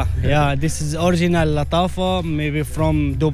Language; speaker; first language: English; non-native, learner; Arabic